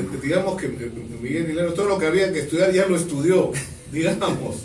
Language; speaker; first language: Spanish; native; Spanish